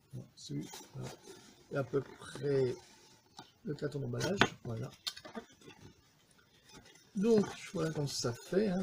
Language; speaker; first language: French; native; French